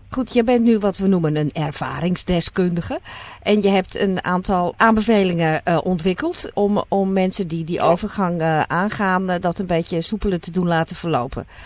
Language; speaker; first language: Dutch; native; Dutch